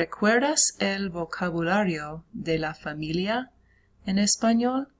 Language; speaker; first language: Spanish; non-native, fluent; English